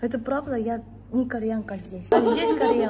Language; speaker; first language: Russian; non-native, fluent; Korean